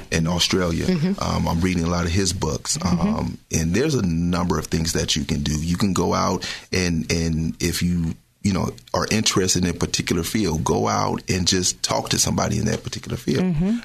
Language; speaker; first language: English; native; English